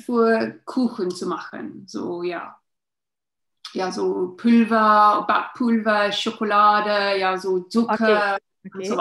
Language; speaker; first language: German; non-native, learner; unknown